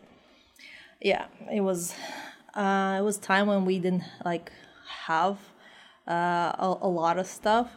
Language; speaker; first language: English; non-native, fluent; Uzbek